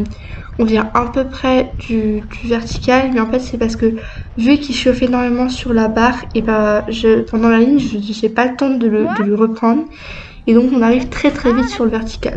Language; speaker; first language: French; native; French